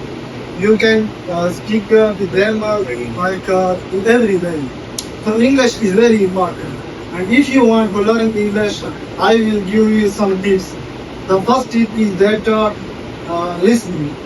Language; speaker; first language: English; non-native, learner; Urdu